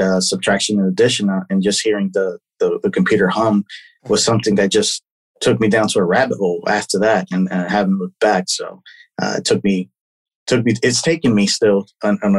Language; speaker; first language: English; native; English